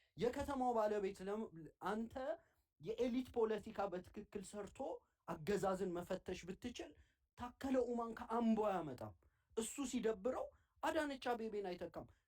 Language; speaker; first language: Amharic; native; Amharic